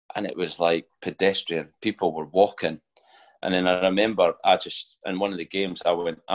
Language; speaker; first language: English; native; English